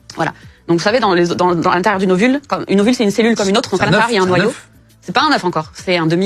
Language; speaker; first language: French; native; French